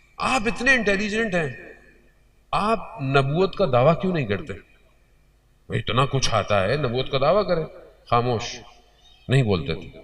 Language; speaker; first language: Urdu; early bilingual, heritage; Urdu